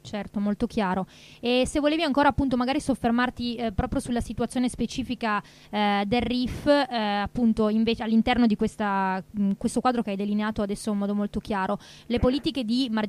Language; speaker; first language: Italian; native; Italian